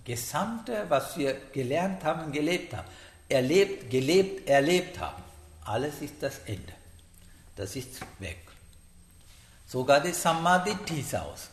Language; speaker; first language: German; non-native, learner; Sinhala